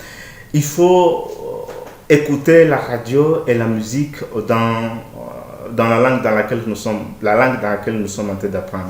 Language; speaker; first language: French; non-native, fluent; Portuguese